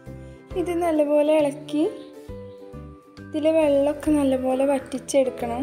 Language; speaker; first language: Malayalam; native; Malayalam